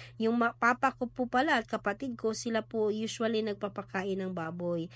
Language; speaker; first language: Filipino; non-native, local second language; Cebuano